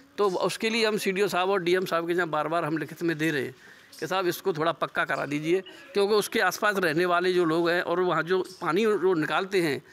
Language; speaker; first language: Hindi; native; Hindi